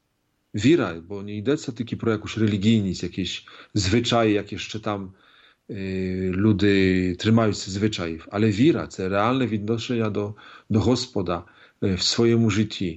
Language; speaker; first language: Polish; non-native, learner; Ukrainian